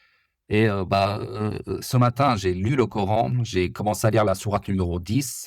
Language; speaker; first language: French; native; French